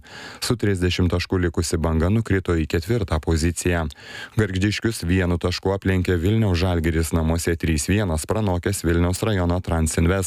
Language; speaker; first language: Lithuanian; native; Lithuanian